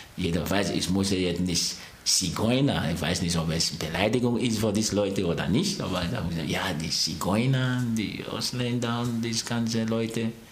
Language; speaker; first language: German; non-native, fluent; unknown